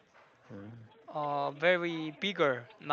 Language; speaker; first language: English; non-native, learner; Korean